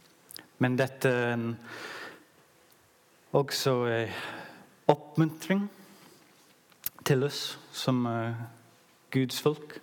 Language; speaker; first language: Norwegian; non-native, learner; English